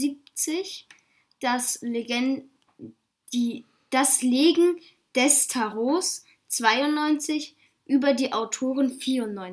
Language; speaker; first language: German; native; German